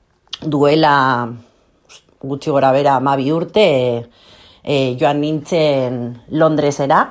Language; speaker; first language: Basque; non-native, local second language; Spanish